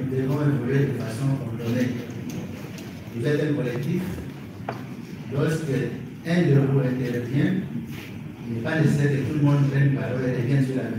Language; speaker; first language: French; non-native, local second language; Lingala